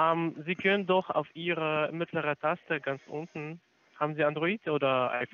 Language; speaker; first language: German; non-native, fluent; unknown